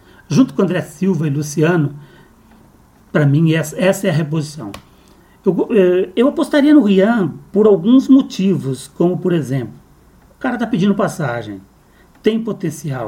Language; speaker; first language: Portuguese; native; Portuguese